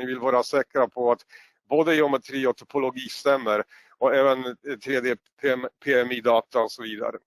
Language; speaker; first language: Swedish; non-native, fluent; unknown